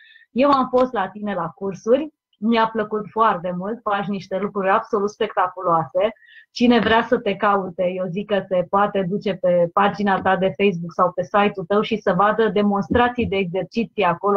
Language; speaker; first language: Romanian; native; Romanian